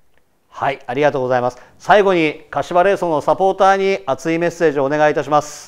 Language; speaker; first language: Japanese; native; Japanese